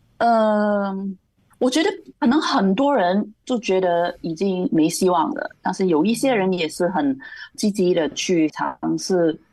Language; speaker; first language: Chinese; non-native, local second language; Cantonese